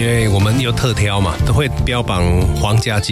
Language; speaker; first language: Chinese; native; Chinese